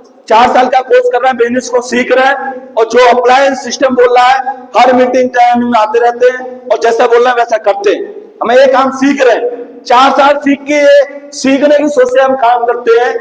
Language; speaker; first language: Hindi; native; Hindi